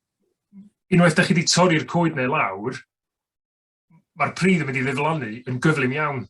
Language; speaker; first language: Welsh; native; Welsh